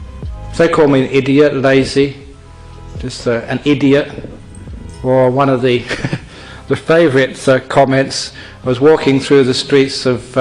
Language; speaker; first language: English; native; English